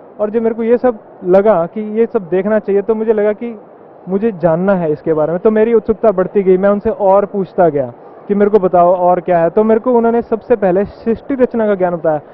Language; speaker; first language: Hindi; native; Hindi